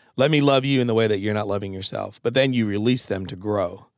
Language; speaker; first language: English; native; English